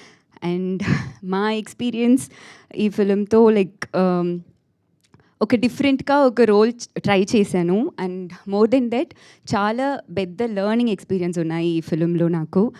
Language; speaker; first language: Telugu; non-native, local second language; Tamil